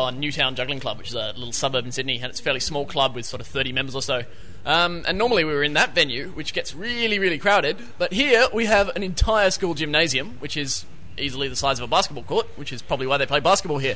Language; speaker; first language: English; native; English